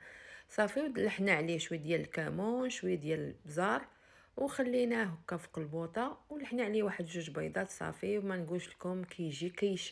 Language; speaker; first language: Arabic; native; Arabic